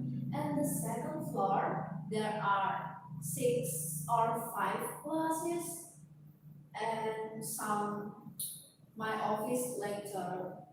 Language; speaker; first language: English; non-native, learner; Indonesian